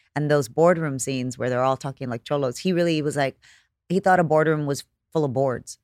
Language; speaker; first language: English; native; English